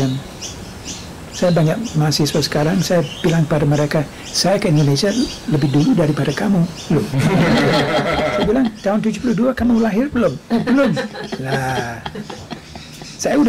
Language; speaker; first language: Indonesian; non-native, fluent; English